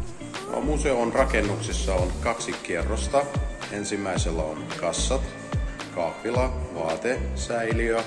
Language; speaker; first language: Finnish; non-native, fluent; Russian